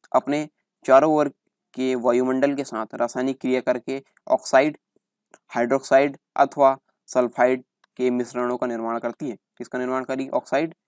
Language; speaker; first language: Hindi; native; Hindi